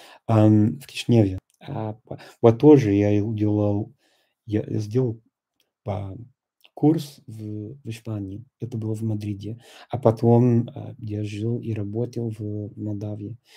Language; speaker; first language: Russian; non-native, fluent; English